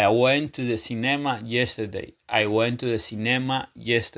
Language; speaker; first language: English; non-native, fluent; Spanish